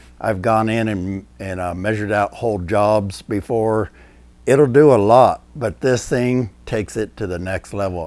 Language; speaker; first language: English; native; English